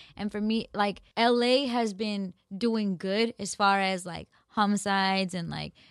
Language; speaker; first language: English; native; English